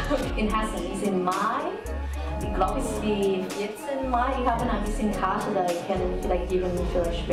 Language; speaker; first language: German; non-native, learner; Cantonese